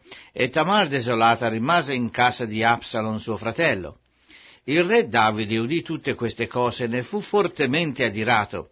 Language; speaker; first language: Italian; native; Italian